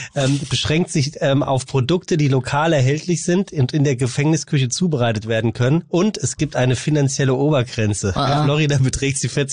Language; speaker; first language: German; native; German